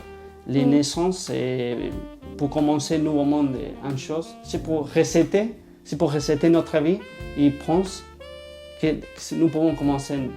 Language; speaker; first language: French; non-native, learner; Spanish